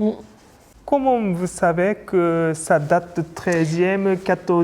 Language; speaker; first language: French; non-native, fluent; Japanese